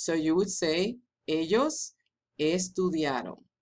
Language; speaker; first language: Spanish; non-native, fluent; English